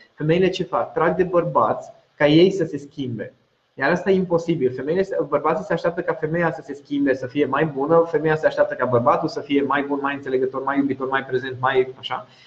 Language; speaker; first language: Romanian; non-native, local second language; Hungarian